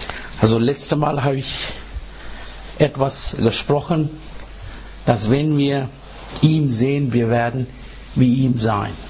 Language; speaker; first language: German; non-native, fluent; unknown